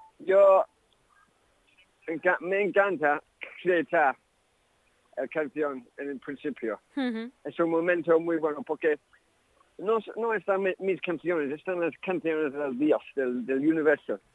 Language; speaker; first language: Spanish; non-native, learner; English